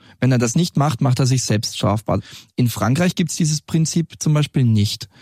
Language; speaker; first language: German; native; German